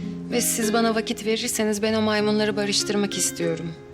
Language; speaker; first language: Turkish; native; Turkish